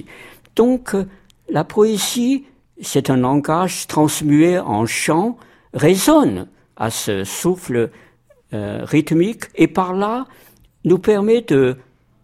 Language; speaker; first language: French; non-native, fluent; Chinese